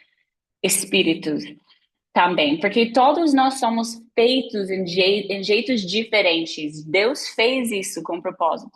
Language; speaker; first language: Portuguese; non-native, fluent; English